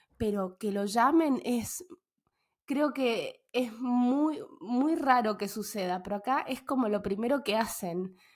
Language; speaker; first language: Spanish; native; Spanish